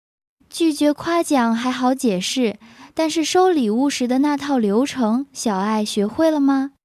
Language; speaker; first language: Chinese; native; Chinese